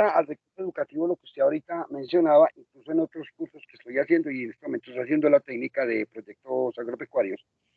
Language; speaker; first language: Spanish; native; Spanish